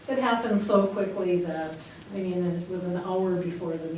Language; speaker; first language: English; native; English